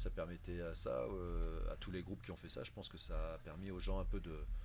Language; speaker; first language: French; native; French